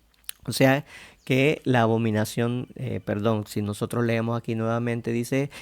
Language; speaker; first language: Spanish; native; Spanish